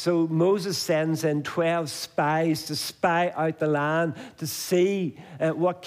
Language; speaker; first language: English; native; English